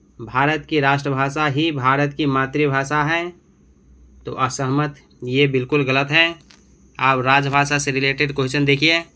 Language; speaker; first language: Hindi; native; Hindi